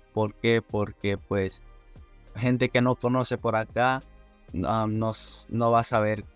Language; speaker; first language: Spanish; early bilingual, heritage; Spanish